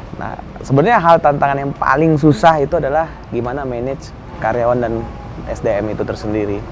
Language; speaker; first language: Indonesian; early bilingual, other home language; Spanish